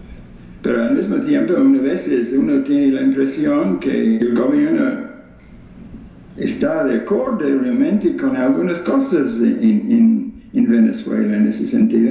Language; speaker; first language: Spanish; non-native, fluent; English